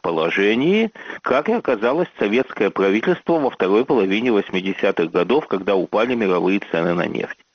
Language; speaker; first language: Russian; native; Russian